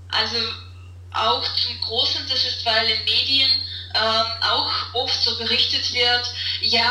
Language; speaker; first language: German; non-native, fluent; Russian